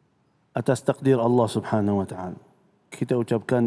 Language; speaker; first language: Indonesian; non-native, fluent; Arabic